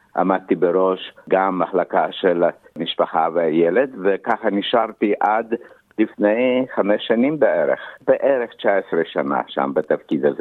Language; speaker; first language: Hebrew; non-native, fluent; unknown